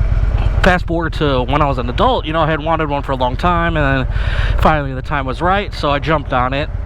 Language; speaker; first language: English; native; English